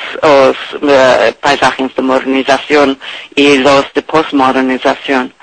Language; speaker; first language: Spanish; non-native, learner; English